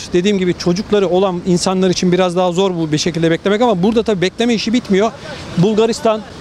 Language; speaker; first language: Turkish; native; Turkish